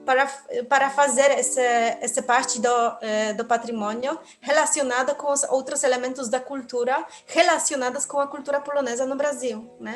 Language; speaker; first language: Portuguese; non-native, fluent; Polish